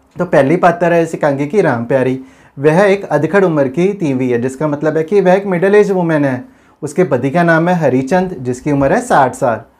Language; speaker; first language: Hindi; non-native, local second language; Punjabi